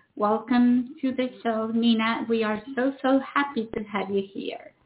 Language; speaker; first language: English; non-native, fluent; Spanish